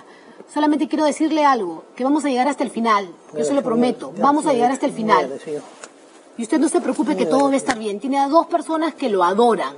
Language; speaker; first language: Spanish; native; Spanish